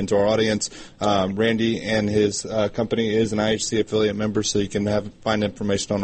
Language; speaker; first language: English; native; English